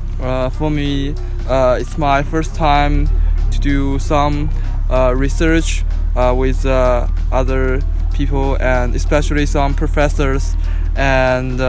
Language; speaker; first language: English; non-native, learner; Chinese